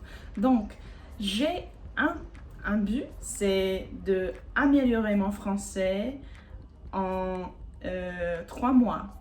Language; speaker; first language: French; non-native, fluent; English